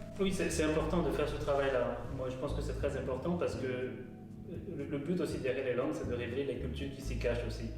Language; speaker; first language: French; non-native, local second language; Fon